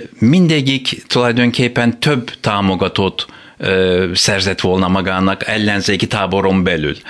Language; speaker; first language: Hungarian; non-native, fluent; Turkish